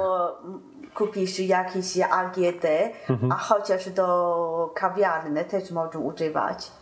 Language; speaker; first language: Polish; non-native, learner; Chinese